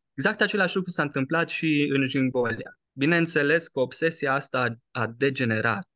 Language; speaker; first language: Romanian; native; Romanian